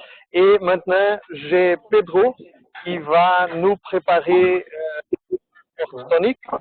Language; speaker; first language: French; non-native, fluent; Portuguese